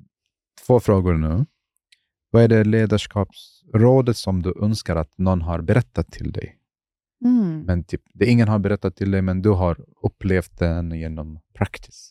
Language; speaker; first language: Swedish; non-native, fluent; Arabic